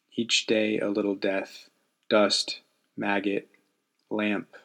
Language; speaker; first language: English; native; English